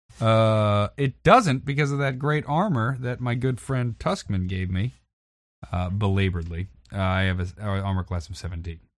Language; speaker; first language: English; native; English